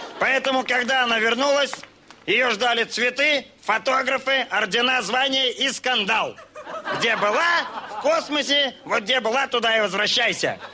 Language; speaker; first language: Russian; native; Russian